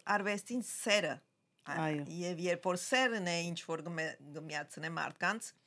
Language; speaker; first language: Armenian; early bilingual, heritage; Armenian